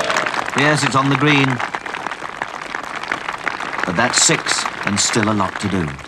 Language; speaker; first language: English; native; English